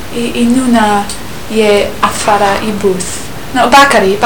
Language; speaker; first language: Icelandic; non-native, learner; English